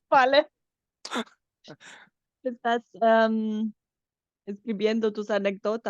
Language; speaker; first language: Spanish; non-native, fluent; Romanian